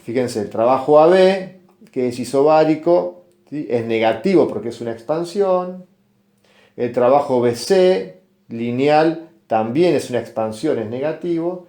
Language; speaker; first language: Spanish; native; Spanish